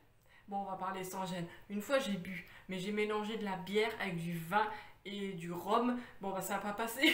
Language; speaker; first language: French; native; French